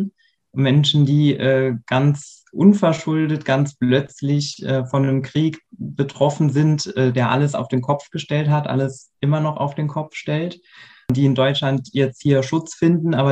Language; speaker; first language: German; native; German